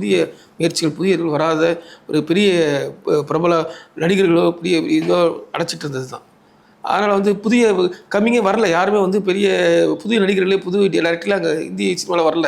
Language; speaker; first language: Tamil; native; Tamil